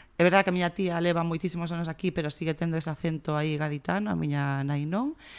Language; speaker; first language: Galician; non-native, local second language; Spanish